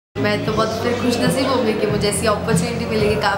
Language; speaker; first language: Hindi; native; Hindi